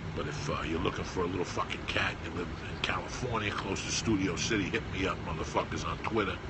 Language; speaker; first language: English; early bilingual, other home language; Spanish